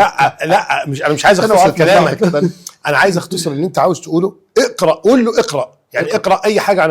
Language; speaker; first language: Arabic; native; Arabic